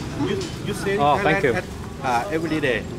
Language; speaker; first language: English; non-native, learner; Thai